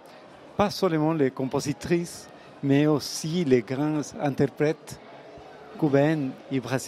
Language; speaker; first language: French; non-native, fluent; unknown